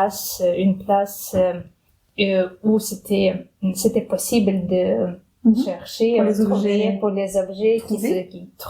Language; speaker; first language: French; non-native, fluent; Ukrainian